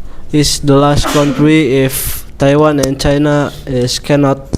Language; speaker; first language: English; non-native, learner; Indonesian